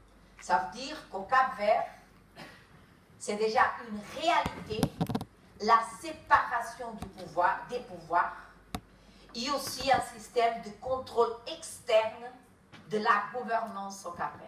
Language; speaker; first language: French; non-native, fluent; Kabuverdianu